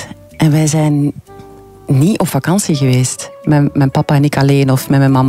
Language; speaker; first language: Dutch; native; Dutch